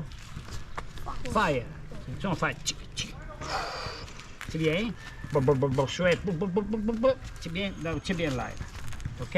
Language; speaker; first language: Chinese; non-native, learner; Italian